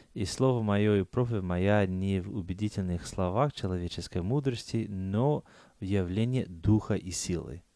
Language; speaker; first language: Russian; non-native, fluent; English